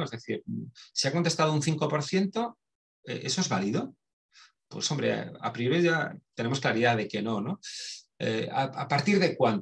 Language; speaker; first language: Spanish; native; Spanish